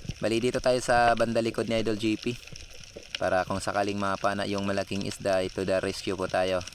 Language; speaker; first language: Filipino; non-native, local second language; Waray